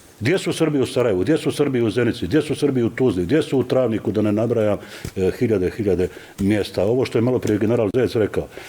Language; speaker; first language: Bosnian; native; Bosnian